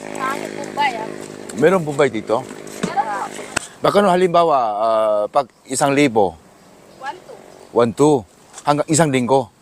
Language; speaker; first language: Filipino; non-native, learner; Korean